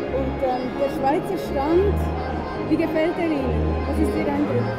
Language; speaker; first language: German; native; German